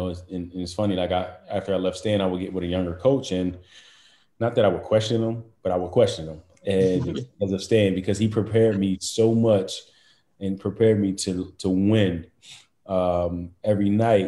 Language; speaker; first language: English; native; English